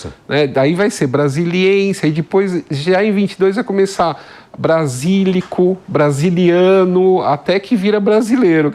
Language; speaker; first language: Portuguese; native; Portuguese